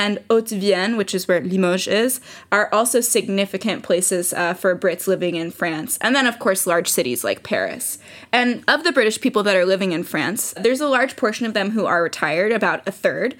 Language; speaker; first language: English; native; English